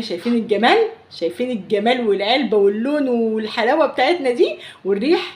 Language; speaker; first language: Arabic; native; Arabic